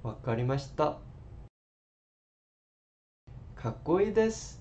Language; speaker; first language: Japanese; non-native, learner; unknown